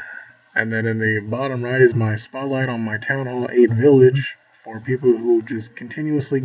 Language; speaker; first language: English; native; English